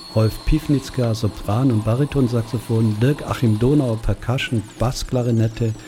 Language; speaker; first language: German; native; German